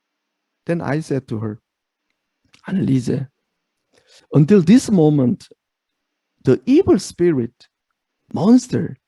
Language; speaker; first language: English; non-native, fluent; Korean